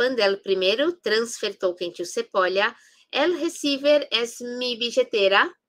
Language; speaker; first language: Spanish; non-native, fluent; Portuguese